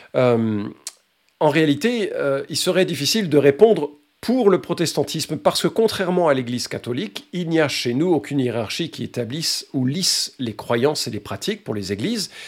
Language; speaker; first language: French; native; French